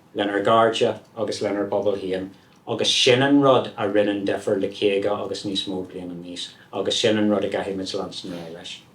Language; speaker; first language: Irish; non-native, local second language; English